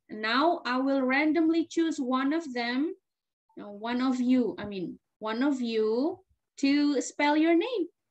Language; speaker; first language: English; non-native, fluent; Indonesian